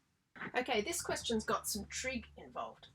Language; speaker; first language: English; native; English